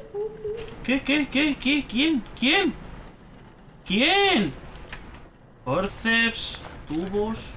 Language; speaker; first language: Spanish; native; Spanish